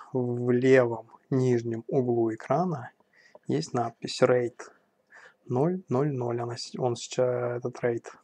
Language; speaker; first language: Russian; native; Russian